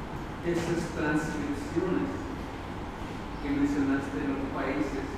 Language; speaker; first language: Spanish; non-native, local second language; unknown